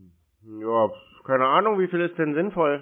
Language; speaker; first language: German; native; German